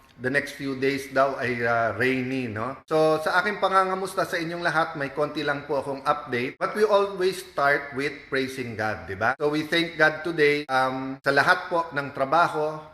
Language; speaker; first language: Filipino; native; Filipino